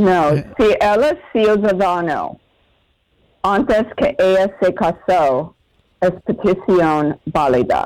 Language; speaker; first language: Spanish; non-native, fluent; English